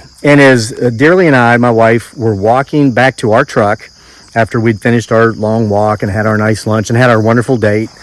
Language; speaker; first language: English; native; English